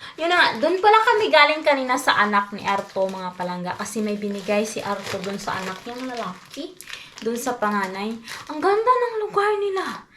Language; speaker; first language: Filipino; non-native, local second language; Cebuano